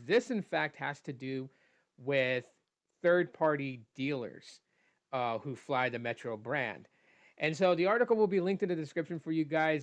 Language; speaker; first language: English; native; English